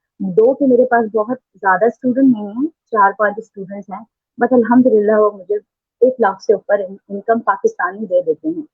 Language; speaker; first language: Urdu; native; Urdu